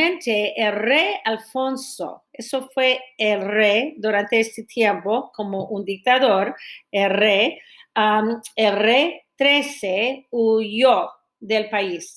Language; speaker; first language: Spanish; non-native, fluent; English